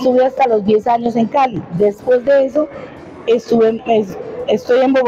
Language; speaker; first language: Spanish; native; Spanish